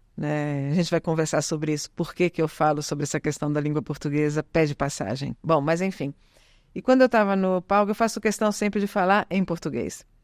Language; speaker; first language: Portuguese; early bilingual, other home language; Italian